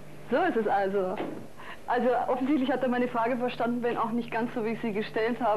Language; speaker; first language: German; native; German